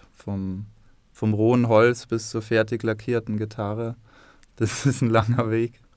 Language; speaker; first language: German; native; German